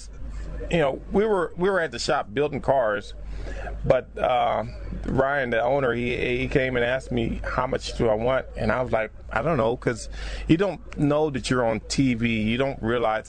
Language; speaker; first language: English; native; English